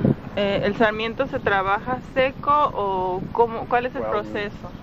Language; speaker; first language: Spanish; native; Spanish